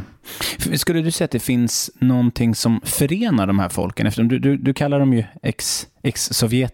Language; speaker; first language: Swedish; native; Swedish